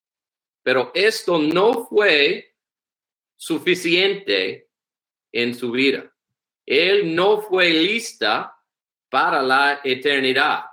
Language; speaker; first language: Spanish; non-native, learner; English